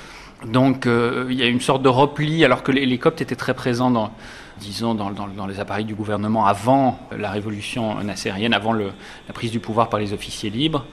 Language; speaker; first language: French; native; French